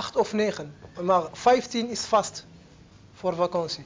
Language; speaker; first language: Dutch; non-native, learner; Arabic